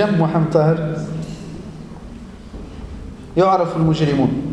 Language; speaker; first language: Arabic; native; Arabic